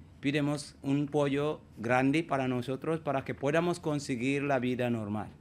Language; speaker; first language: Spanish; non-native, learner; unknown